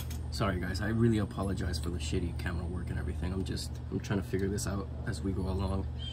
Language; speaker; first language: English; early bilingual, other home language; Spanish